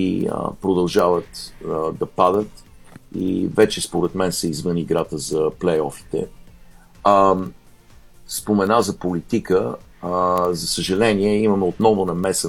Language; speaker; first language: Bulgarian; native; Bulgarian